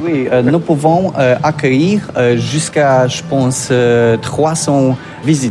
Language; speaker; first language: French; non-native, learner; Polish